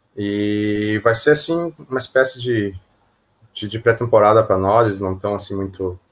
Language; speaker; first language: Portuguese; native; Portuguese